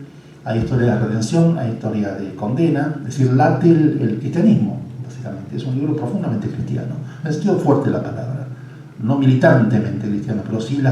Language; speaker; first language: Spanish; native; Spanish